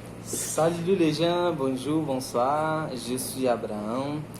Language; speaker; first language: French; non-native, learner; Portuguese